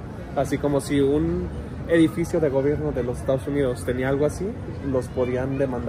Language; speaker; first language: Spanish; early bilingual, heritage; English